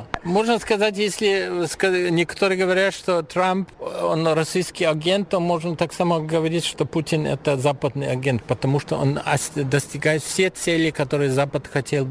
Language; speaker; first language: Russian; non-native, fluent; German